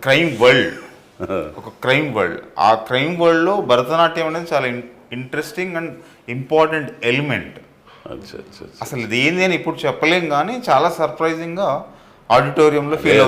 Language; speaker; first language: Telugu; native; Telugu